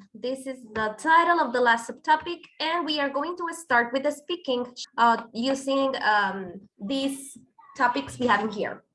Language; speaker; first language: English; non-native, fluent; Spanish